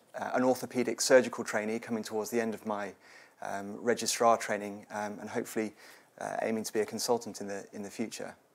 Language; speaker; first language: English; native; English